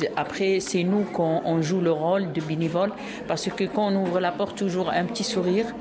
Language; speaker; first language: French; non-native, local second language; Arabic